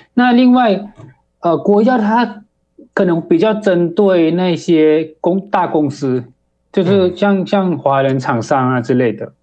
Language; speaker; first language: Chinese; early bilingual, heritage; Chinese